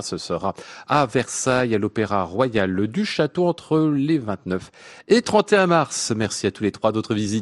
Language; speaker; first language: French; native; French